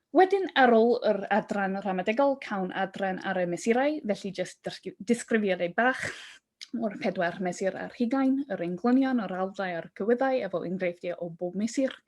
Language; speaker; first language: Welsh; non-native, fluent; English